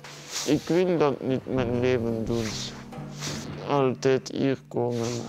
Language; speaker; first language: Dutch; non-native, learner; French